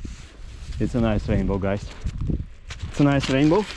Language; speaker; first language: English; non-native, learner; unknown